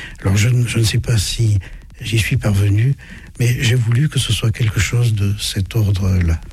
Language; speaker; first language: French; early bilingual, other home language; German